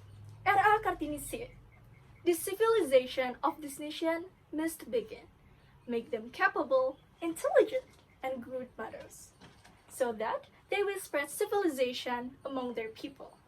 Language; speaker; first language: English; non-native, learner; Indonesian